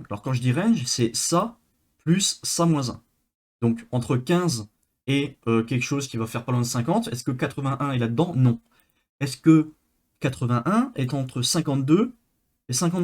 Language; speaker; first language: French; native; French